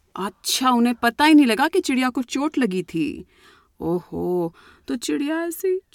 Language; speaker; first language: Hindi; native; Hindi